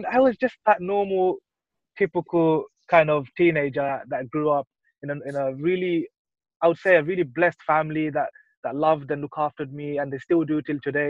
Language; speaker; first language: English; native; English